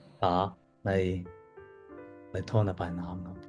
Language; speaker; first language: Thai; non-native, learner; Cantonese